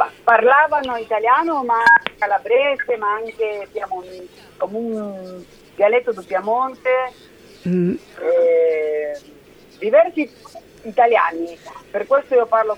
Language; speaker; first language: Italian; early bilingual, heritage; Spanish